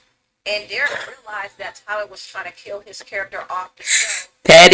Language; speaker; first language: English; native; English